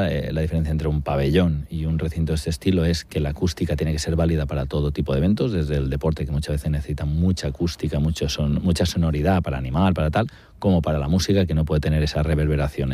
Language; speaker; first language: Spanish; native; Spanish